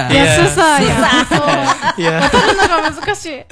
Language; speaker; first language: Indonesian; non-native, learner; Japanese